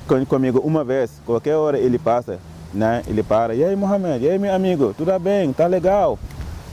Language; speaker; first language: Portuguese; non-native, learner; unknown